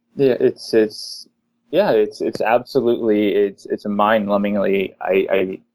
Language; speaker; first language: English; native; English